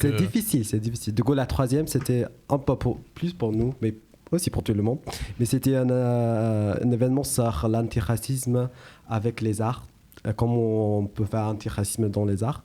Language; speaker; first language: French; non-native, learner; English